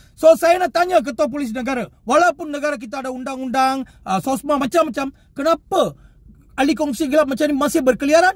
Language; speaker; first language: Malay; non-native, local second language; Tamil